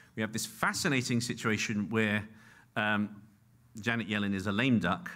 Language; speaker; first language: English; native; English